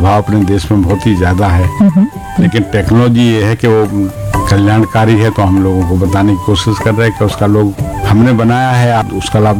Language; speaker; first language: Hindi; native; Hindi